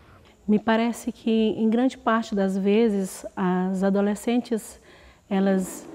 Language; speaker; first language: Portuguese; native; Portuguese